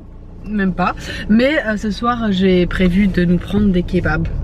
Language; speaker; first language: French; native; French